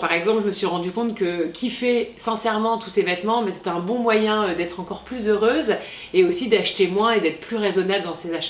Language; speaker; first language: French; native; French